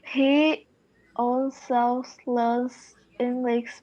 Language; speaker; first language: English; non-native, learner; Vietnamese